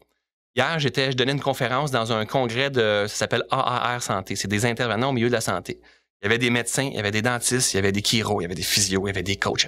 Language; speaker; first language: French; native; French